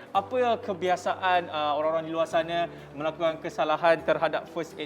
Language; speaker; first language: Malay; native; Malay